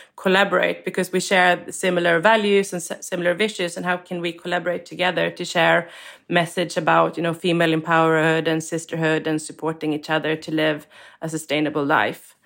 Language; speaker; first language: English; non-native, fluent; Swedish